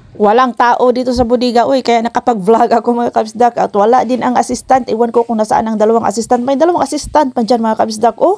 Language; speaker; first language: Filipino; non-native, local second language; Cebuano